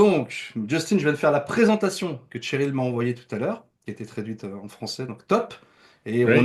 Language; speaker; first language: French; native; French